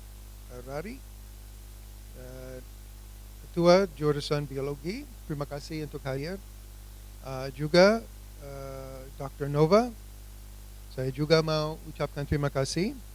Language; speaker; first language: Indonesian; non-native, fluent; English